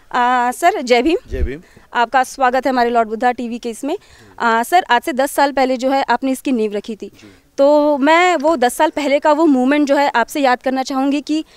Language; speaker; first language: Hindi; non-native, local second language; Marathi